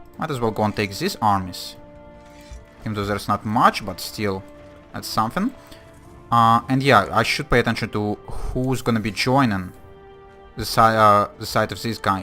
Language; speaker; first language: English; non-native, fluent; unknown